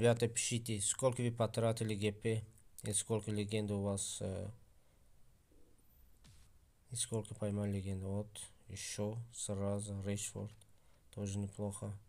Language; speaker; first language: Russian; non-native, fluent; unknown